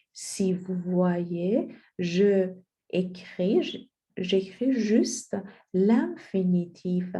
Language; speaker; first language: French; non-native, fluent; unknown